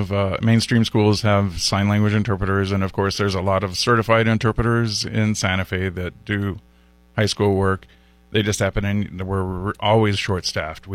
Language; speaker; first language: English; native; English